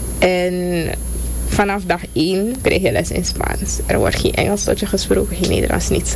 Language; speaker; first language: Dutch; native; Dutch